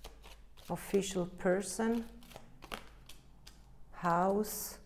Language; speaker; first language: English; non-native, fluent; Italian